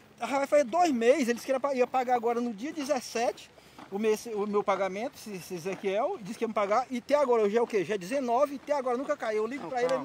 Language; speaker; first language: Portuguese; native; Portuguese